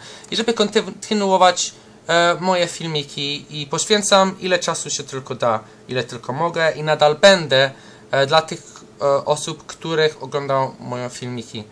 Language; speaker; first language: Polish; early bilingual, heritage; English